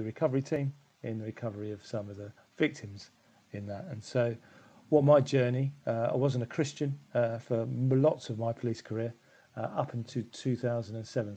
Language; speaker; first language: English; native; English